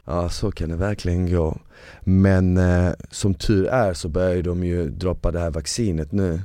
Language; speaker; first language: Swedish; early bilingual, other home language; Bosnian